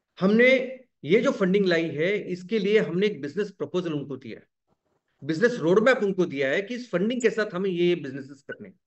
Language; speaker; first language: Hindi; non-native, local second language; Marathi